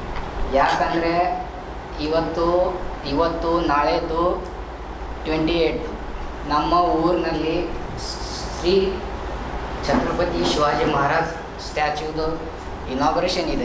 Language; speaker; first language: Kannada; non-native, local second language; Marathi